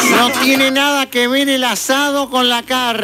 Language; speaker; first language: Spanish; native; Spanish